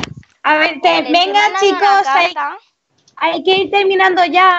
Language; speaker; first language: Spanish; native; Spanish